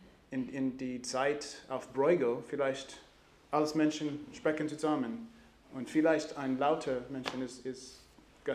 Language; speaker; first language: German; non-native, learner; English